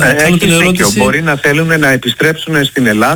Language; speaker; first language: Greek; native; Greek